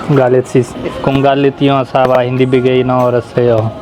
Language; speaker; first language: Filipino; non-native, learner; Hindi